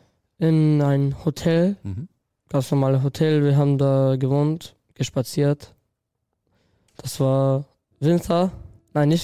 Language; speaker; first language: German; non-native, learner; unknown